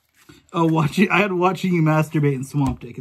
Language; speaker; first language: English; native; English